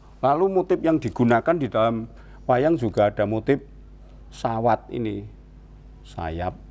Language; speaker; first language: Indonesian; non-native, local second language; Javanese